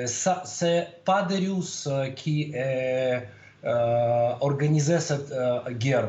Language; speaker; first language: French; non-native, learner; Russian